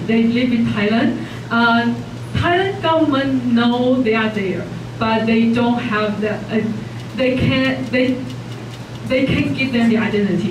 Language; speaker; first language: English; non-native, fluent; Chinese